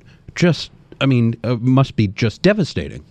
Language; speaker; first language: English; native; English